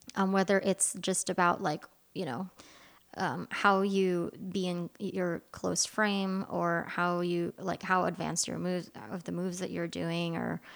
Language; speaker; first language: English; non-native, local second language; Filipino